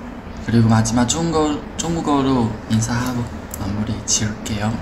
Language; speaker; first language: Korean; non-native, fluent; Chinese